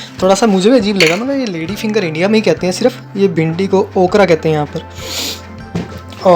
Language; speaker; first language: Hindi; native; Hindi